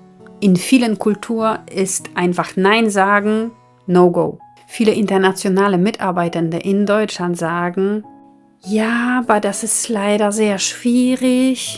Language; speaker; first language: German; non-native, fluent; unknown